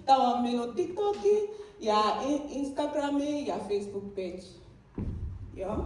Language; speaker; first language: Finnish; non-native, learner; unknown